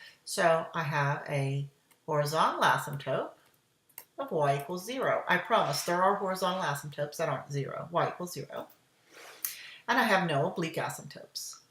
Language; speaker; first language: English; native; English